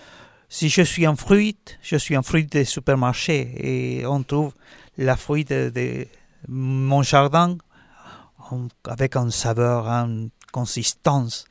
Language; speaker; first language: French; non-native, learner; Spanish